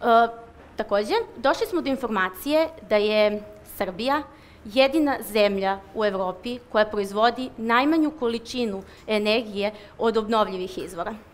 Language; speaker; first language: Serbian; native; Serbian